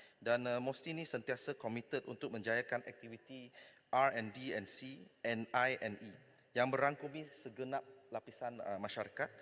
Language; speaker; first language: Malay; non-native, local second language; Chinese